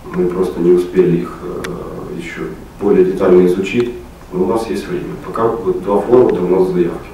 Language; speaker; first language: Russian; native; Russian